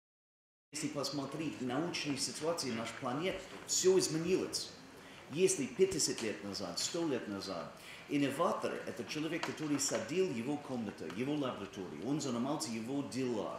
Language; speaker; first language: Russian; non-native, learner; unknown